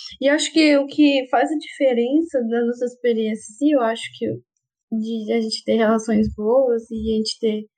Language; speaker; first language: Portuguese; non-native, fluent; Spanish